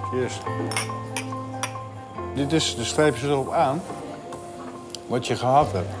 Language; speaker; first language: Dutch; native; Dutch